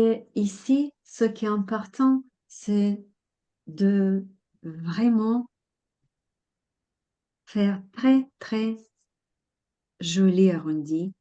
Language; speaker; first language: French; non-native, fluent; Russian